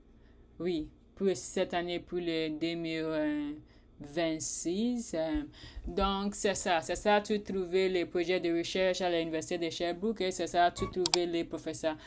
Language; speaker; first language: French; non-native, learner; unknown